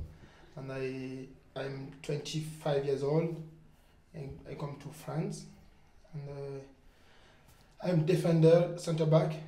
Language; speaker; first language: English; non-native, learner; French